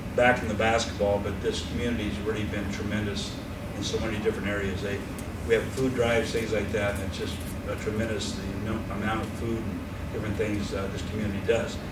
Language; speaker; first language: English; native; English